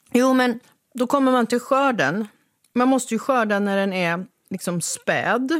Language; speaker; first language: Swedish; native; Swedish